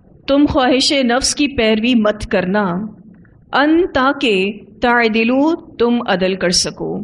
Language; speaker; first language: Urdu; native; Urdu